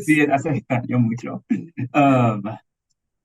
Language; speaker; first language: Spanish; non-native, fluent; English